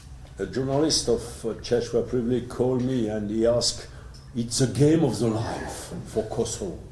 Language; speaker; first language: English; non-native, learner; French